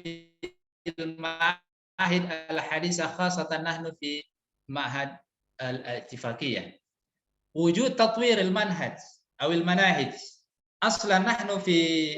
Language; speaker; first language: Arabic; non-native, fluent; Indonesian